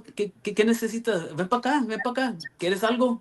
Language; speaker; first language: Spanish; early bilingual, other home language; English